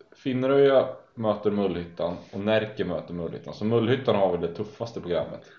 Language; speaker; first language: Swedish; native; Swedish